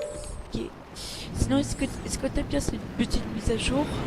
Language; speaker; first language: French; native; French